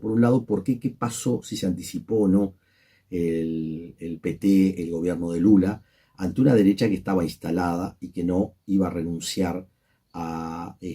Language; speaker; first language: Spanish; native; Spanish